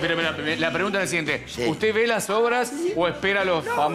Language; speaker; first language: Spanish; native; Spanish